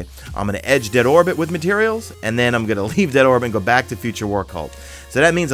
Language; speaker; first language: English; native; English